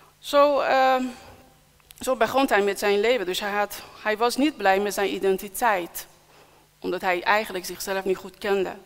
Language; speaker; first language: Dutch; non-native, fluent; Persian